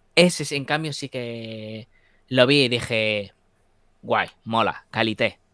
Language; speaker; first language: Spanish; native; Spanish